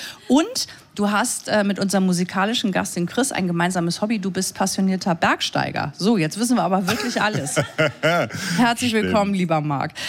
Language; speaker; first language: German; native; German